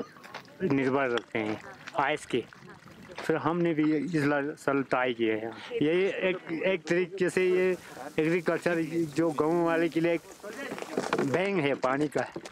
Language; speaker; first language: Hindi; non-native, local second language; Ladakhi